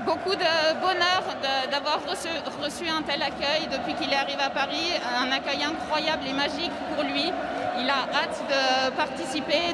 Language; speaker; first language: French; native; French